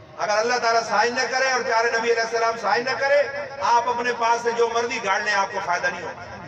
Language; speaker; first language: Urdu; non-native, local second language; Punjabi